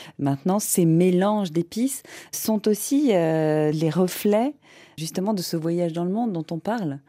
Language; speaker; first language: French; native; French